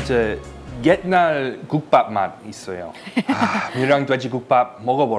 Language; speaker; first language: Korean; non-native, learner; English